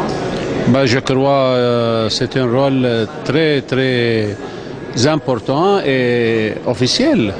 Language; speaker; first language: French; non-native, fluent; Arabic